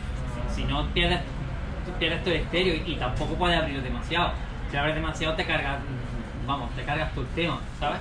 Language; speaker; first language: Spanish; native; Spanish